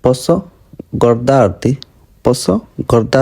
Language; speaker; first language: Italian; non-native, learner; Bangla